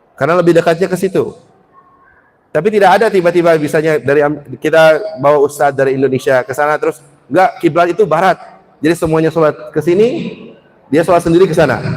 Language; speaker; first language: Indonesian; early bilingual, heritage; Indonesian